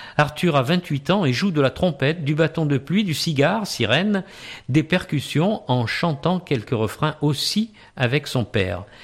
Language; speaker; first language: French; native; French